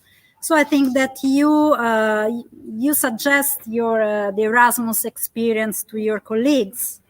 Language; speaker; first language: English; non-native, fluent; Italian